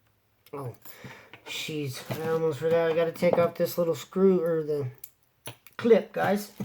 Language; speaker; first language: English; native; English